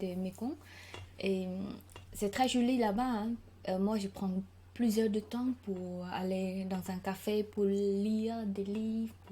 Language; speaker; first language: French; non-native, learner; Khmer